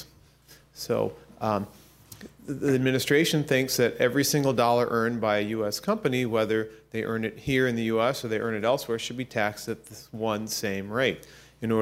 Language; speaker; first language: English; native; English